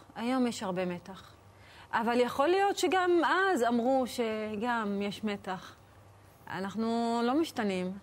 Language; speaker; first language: Hebrew; non-native, local second language; Arabic